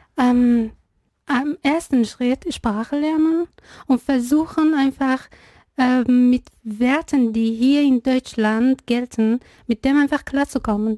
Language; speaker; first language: German; non-native, fluent; Persian